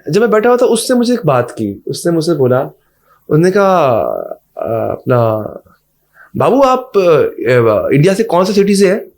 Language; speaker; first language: Urdu; native; Urdu